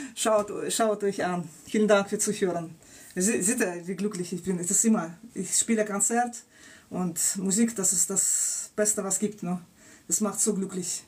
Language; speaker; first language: German; non-native, fluent; Russian